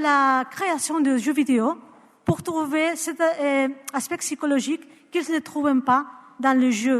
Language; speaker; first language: French; non-native, learner; Spanish